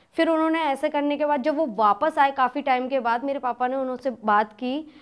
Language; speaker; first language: Hindi; native; Hindi